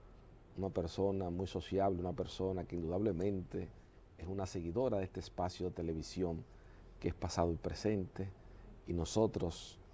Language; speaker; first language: Spanish; native; Spanish